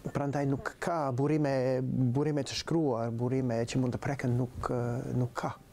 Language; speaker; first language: Albanian; non-native, fluent; English